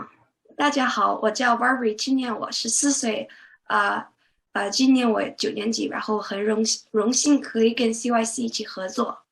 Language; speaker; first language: Chinese; early bilingual, heritage; Chinese